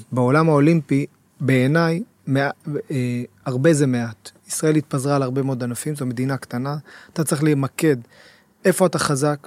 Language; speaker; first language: Hebrew; native; Hebrew